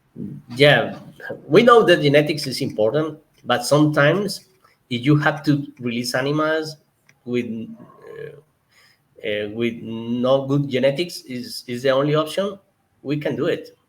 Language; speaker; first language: English; non-native, learner; Spanish